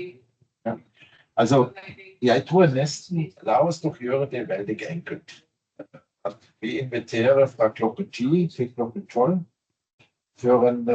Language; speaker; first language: Norwegian; non-native, fluent; German